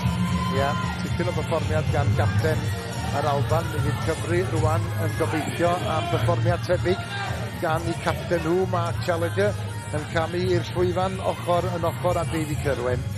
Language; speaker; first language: Welsh; native; Welsh